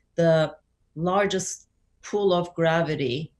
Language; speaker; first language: English; non-native, fluent; Turkish